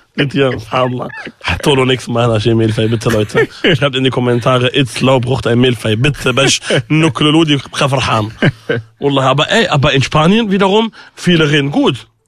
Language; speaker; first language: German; early bilingual, other home language; Arabic